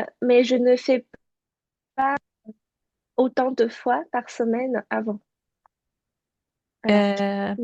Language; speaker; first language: French; non-native, fluent; Chinese